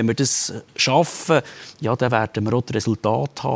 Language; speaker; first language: German; native; German